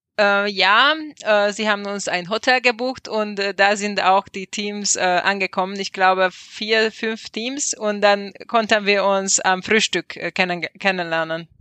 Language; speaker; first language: German; non-native, fluent; Hungarian